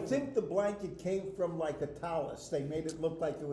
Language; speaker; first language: English; native; English